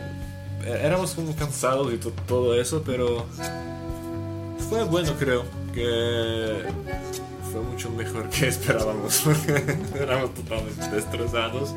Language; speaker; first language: Spanish; non-native, fluent; Slovak